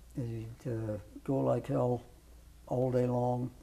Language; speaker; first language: English; native; English